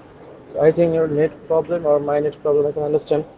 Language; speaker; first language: English; non-native, learner; Bangla